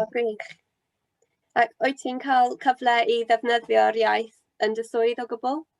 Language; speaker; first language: Welsh; non-native, local second language; English